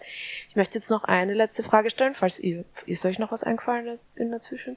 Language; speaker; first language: German; native; German